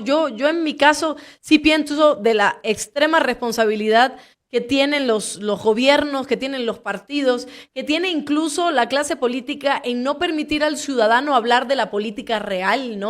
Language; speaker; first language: Spanish; native; Spanish